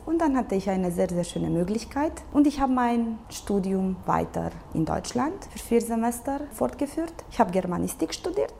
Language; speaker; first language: German; non-native, local second language; Romanian